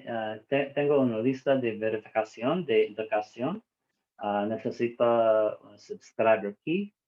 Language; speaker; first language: Spanish; non-native, learner; English